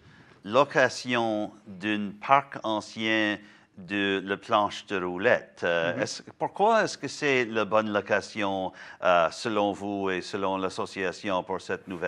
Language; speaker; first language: French; non-native, learner; English